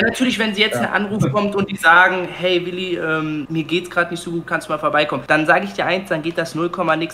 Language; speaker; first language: German; native; German